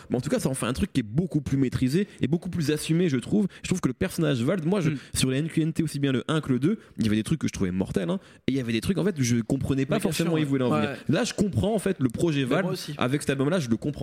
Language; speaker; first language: French; native; French